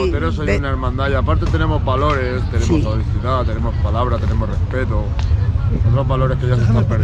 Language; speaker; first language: Spanish; native; Spanish